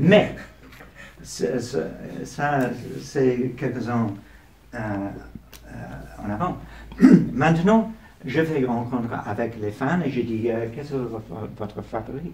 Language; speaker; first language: French; non-native, learner; English